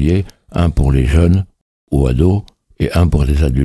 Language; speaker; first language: French; native; French